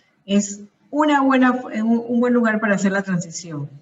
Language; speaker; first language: Spanish; early bilingual, heritage; Spanish